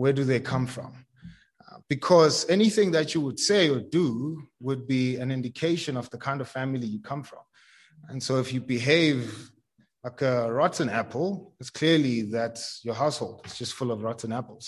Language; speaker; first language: English; non-native, local second language; Zulu